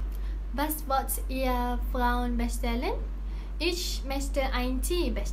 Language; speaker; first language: German; non-native, learner; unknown